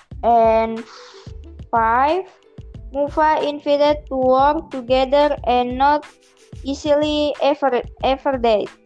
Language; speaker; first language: English; non-native, learner; Indonesian